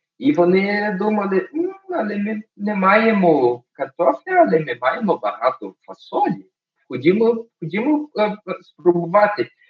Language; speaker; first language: Ukrainian; early bilingual, heritage; Portuguese